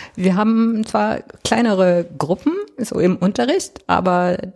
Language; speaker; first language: German; non-native, fluent; French